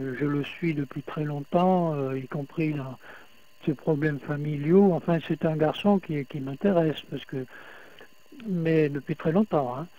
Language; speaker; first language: French; native; French